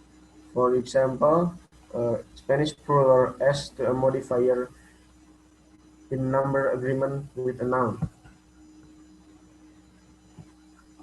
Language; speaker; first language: English; non-native, learner; Indonesian